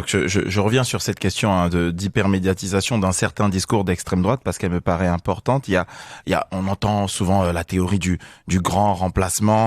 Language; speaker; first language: French; native; French